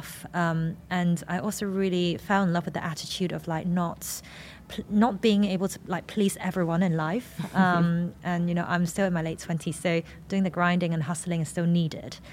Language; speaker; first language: English; non-native, local second language; Cantonese